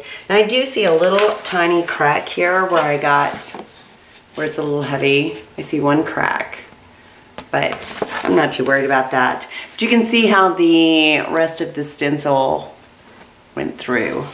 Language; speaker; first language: English; native; English